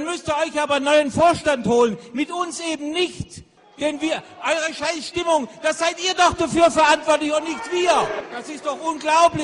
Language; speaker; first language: German; native; German